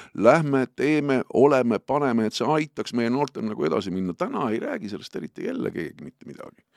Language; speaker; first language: Estonian; native; Estonian